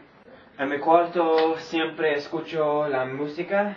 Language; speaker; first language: Spanish; non-native, learner; English